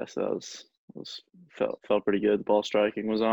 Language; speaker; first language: English; native; English